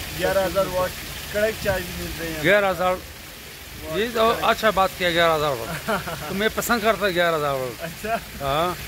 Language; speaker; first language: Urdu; non-native, local second language; Pashto